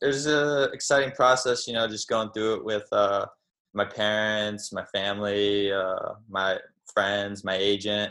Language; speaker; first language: English; native; English